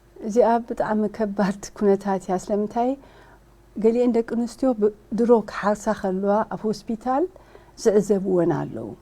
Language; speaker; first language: Tigrinya; early bilingual, heritage; Tigrinya